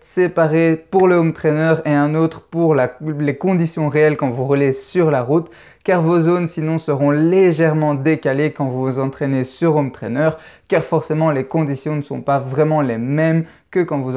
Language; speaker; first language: French; native; French